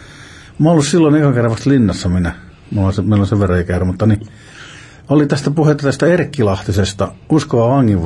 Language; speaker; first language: Finnish; native; Finnish